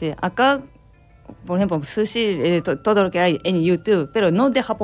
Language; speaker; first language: Spanish; non-native, learner; Japanese